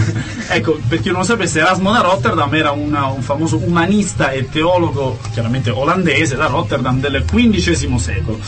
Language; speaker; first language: Italian; native; Italian